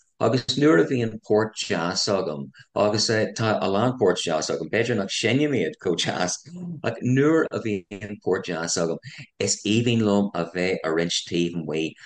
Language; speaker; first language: Irish; non-native, local second language; English